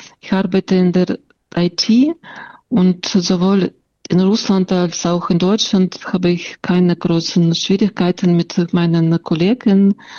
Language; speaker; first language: German; non-native, fluent; Russian